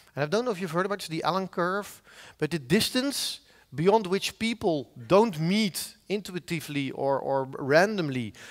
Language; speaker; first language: English; non-native, fluent; Dutch